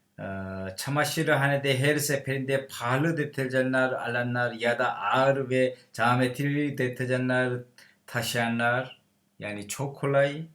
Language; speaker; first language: Turkish; non-native, learner; Korean